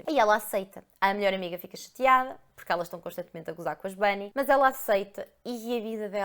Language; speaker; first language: Portuguese; native; Portuguese